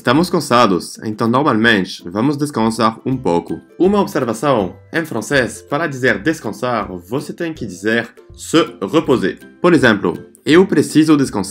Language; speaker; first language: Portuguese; non-native, fluent; French